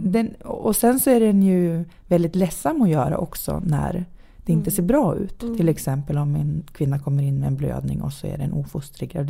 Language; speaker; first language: Swedish; native; Swedish